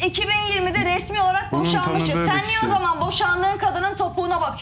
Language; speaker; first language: Turkish; native; Turkish